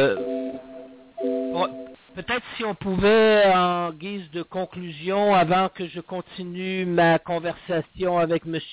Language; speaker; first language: French; native; French